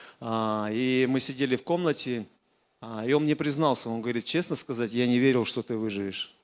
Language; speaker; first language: Russian; native; Russian